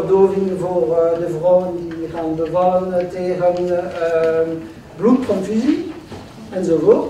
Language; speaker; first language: Dutch; non-native, local second language; French